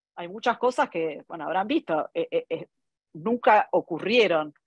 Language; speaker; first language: Spanish; non-native, local second language; Italian